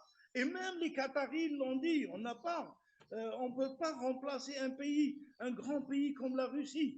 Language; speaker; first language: French; non-native, local second language; Arabic